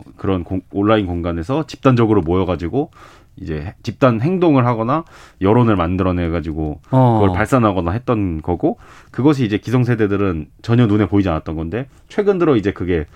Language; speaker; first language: Korean; native; Korean